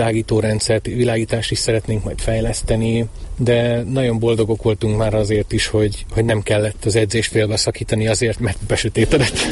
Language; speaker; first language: Hungarian; native; Hungarian